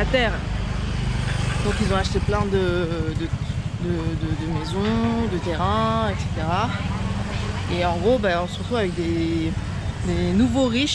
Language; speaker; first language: French; native; French